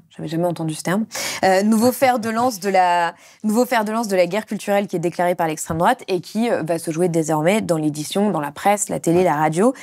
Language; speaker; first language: French; native; French